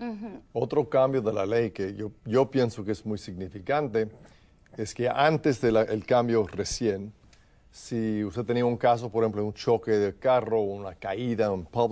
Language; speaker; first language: Spanish; non-native, fluent; English